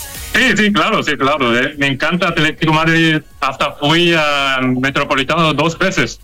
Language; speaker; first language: Spanish; non-native, fluent; Korean